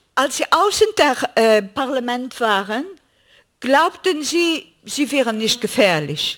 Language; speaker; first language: German; non-native, fluent; Greek